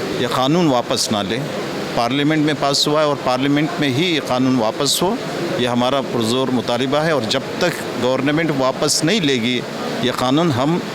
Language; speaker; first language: Urdu; native; Urdu